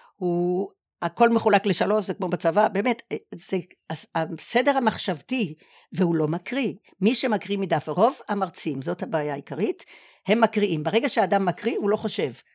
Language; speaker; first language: Hebrew; native; Hebrew